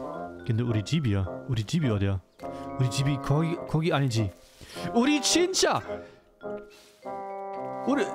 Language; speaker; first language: Korean; non-native, learner; German